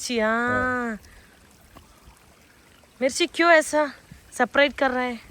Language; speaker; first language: Hindi; non-native, local second language; Malayalam